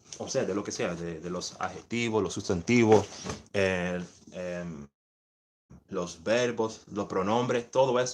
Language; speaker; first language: Spanish; early bilingual, heritage; English